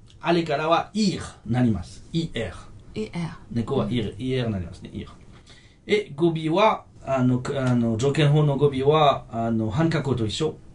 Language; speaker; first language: Japanese; non-native, fluent; French